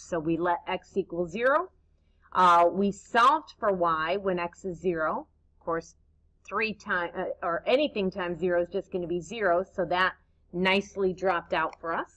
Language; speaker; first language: English; native; English